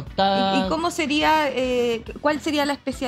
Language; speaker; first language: Spanish; native; Spanish